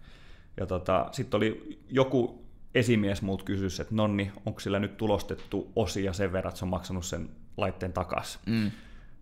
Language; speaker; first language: Finnish; native; Finnish